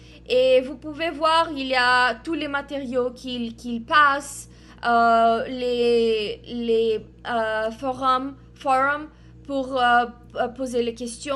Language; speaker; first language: French; non-native, fluent; Portuguese